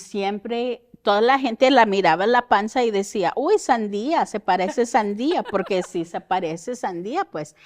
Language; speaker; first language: Spanish; early bilingual, heritage; Spanish